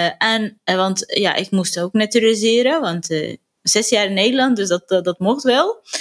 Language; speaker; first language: Dutch; non-native, fluent; Arabic